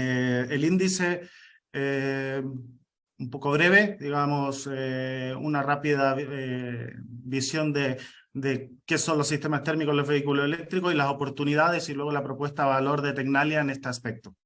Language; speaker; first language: Spanish; native; Spanish